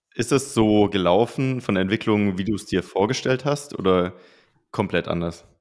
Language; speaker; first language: German; native; German